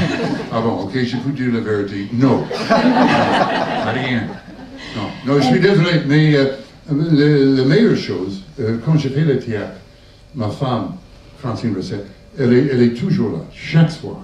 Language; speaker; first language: French; non-native, learner; English